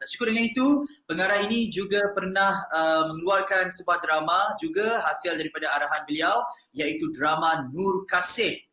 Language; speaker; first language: Malay; native; Malay